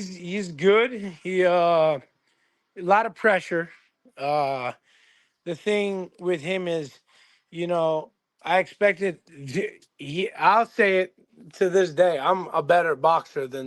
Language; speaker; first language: English; native; English